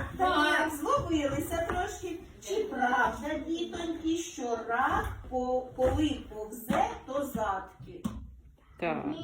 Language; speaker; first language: Ukrainian; native; Ukrainian